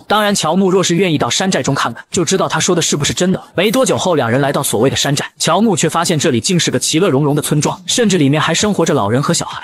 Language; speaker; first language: Chinese; native; Chinese